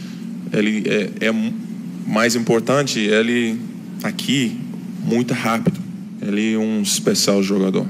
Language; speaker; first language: Portuguese; non-native, learner; Turkish